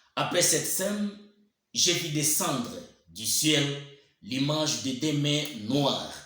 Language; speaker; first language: French; non-native, local second language; Swahili